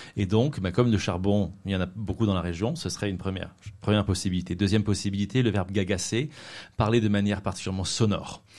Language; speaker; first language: French; native; French